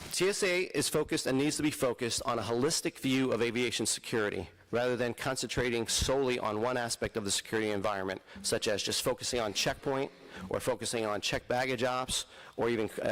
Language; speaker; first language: English; native; English